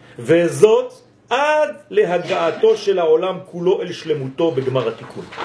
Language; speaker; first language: Hebrew; non-native, fluent; French